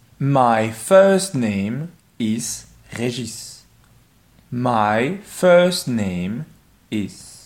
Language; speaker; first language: English; non-native, fluent; French